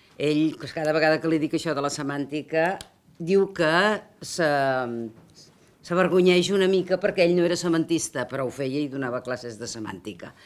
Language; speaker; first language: Catalan; native; Catalan